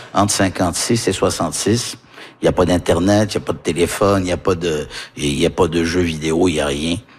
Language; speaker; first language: French; native; French